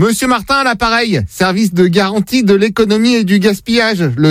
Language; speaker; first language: French; native; French